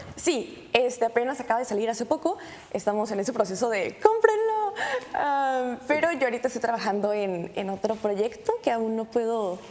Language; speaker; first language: Spanish; native; Spanish